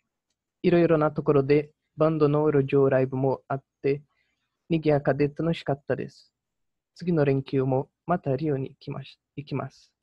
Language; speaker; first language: Japanese; non-native, learner; Portuguese